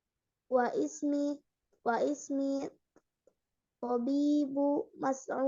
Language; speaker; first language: Arabic; non-native, learner; Indonesian